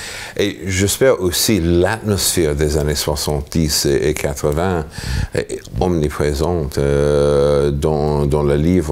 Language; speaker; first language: French; non-native, fluent; English